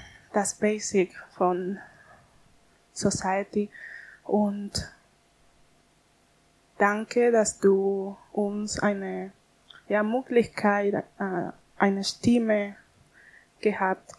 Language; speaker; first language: German; non-native, learner; Spanish